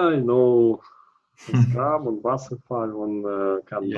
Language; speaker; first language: English; non-native, learner; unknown